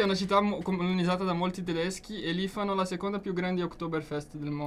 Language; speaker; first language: Italian; non-native, fluent; Portuguese